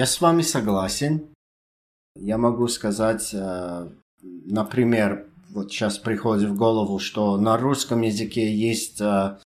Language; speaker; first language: Russian; non-native, fluent; English